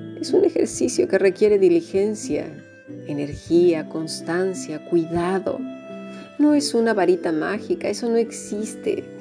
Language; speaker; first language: Spanish; native; Spanish